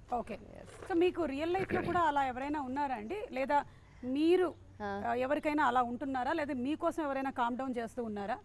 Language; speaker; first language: Telugu; native; Telugu